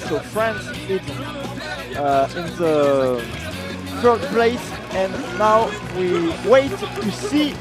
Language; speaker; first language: English; non-native, learner; French